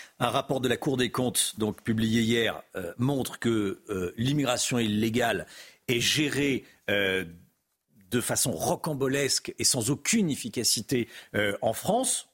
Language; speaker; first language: French; native; French